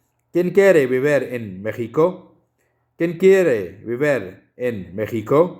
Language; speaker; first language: Spanish; non-native, learner; Urdu